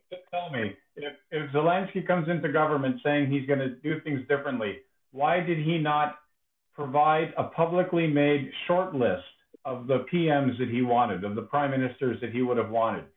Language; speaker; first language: English; early bilingual, other home language; Ukrainian